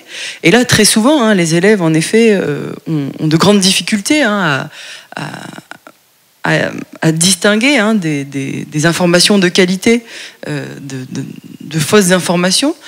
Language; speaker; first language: French; native; French